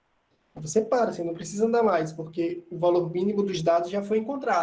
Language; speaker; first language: Portuguese; native; Portuguese